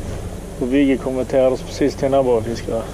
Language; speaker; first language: Swedish; native; Swedish